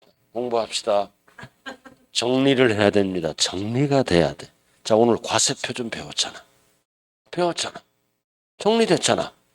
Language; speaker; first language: Korean; native; Korean